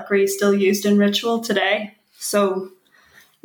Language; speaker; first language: English; native; English